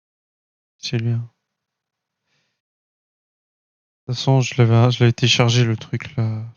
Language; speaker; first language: French; native; French